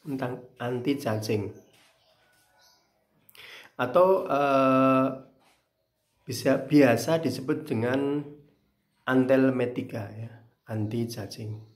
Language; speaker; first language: Indonesian; native; Indonesian